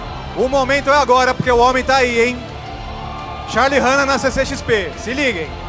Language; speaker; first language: Portuguese; native; Portuguese